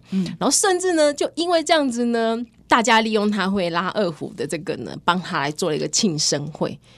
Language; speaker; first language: Chinese; native; Chinese